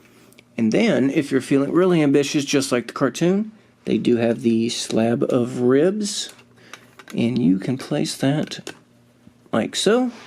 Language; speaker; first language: English; native; English